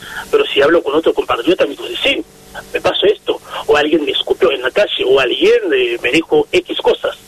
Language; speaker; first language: Spanish; non-native, fluent; Haitian Creole